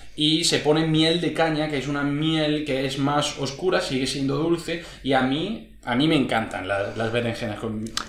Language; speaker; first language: Spanish; native; Spanish